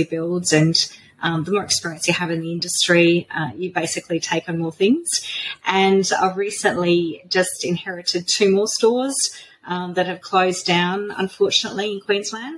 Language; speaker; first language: English; native; English